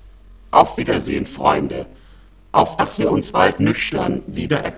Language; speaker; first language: German; native; German